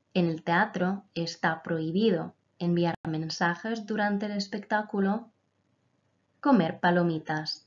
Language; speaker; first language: Spanish; non-native, fluent; Croatian